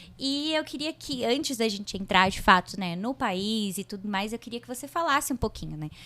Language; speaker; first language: Portuguese; native; Portuguese